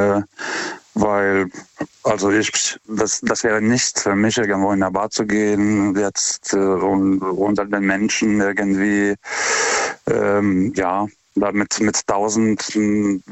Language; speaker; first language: German; non-native, fluent; Lithuanian